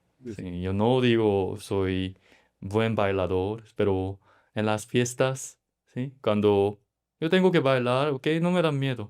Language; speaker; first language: Spanish; non-native, learner; Korean